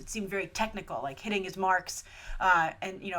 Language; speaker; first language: English; native; English